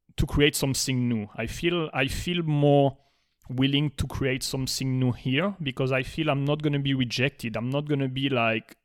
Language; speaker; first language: English; non-native, fluent; Spanish